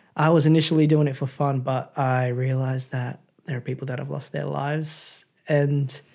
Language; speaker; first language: English; native; English